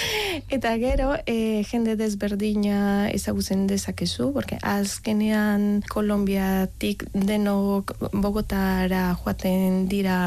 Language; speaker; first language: Basque; non-native, learner; Spanish